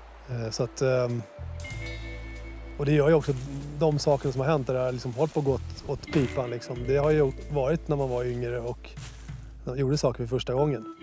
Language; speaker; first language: Swedish; native; Swedish